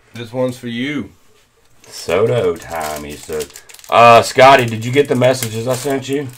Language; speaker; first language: English; native; English